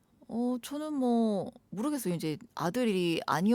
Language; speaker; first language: Korean; native; Korean